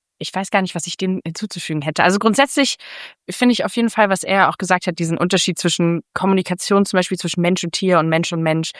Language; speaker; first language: German; native; German